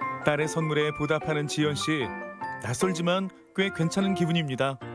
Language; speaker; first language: Korean; native; Korean